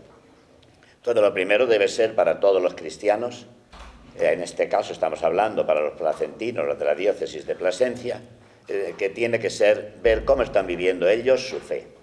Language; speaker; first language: Spanish; native; Spanish